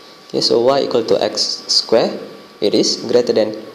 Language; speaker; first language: English; non-native, local second language; Malay